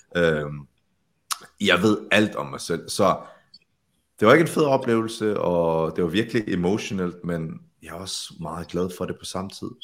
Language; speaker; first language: Danish; early bilingual, other home language; Arabic